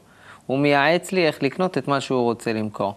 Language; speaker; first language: Hebrew; native; Hebrew